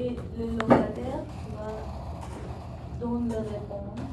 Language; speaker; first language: French; non-native, learner; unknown